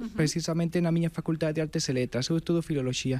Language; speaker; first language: Galician; non-native, fluent; Spanish